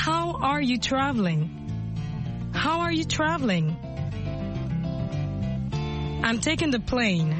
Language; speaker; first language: English; non-native, fluent; French